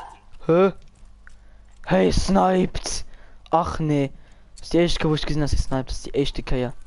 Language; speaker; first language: German; non-native, local second language; Luxembourgish